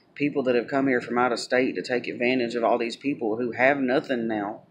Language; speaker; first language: English; native; English